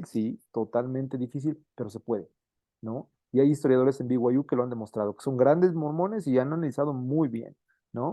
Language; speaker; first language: Spanish; native; Spanish